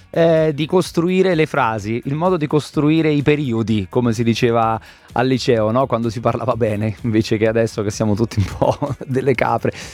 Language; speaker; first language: Italian; native; Italian